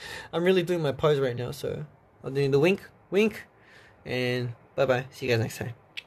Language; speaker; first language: English; early bilingual, other home language; Korean